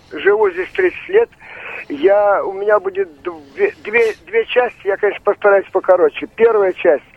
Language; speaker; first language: Russian; native; Russian